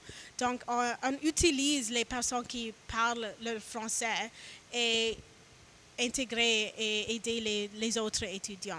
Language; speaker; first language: French; non-native, learner; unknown